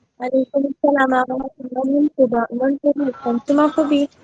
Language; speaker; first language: Persian; non-native, learner; Urdu